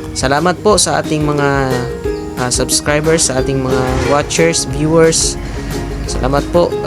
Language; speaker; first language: Filipino; non-native, local second language; Cebuano